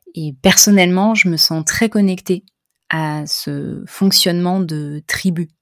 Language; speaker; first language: French; native; French